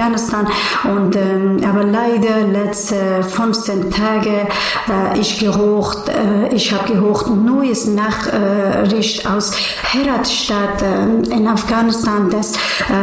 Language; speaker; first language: German; non-native, learner; Persian